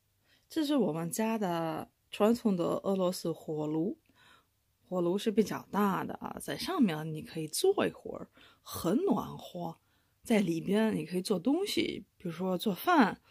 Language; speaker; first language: Chinese; non-native, fluent; Russian